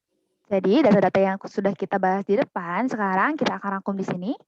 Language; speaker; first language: Indonesian; native; Indonesian